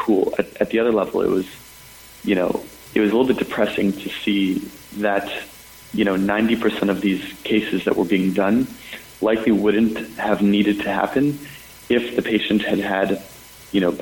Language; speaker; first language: English; native; English